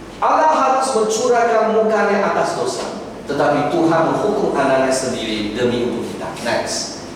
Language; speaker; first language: Malay; non-native, local second language; Chinese